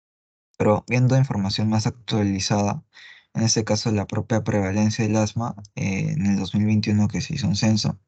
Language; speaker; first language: Spanish; native; Spanish